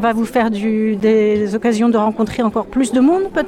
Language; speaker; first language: French; native; French